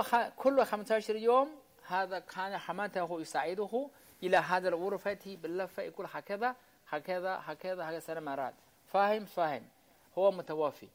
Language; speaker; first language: Arabic; non-native, learner; Chinese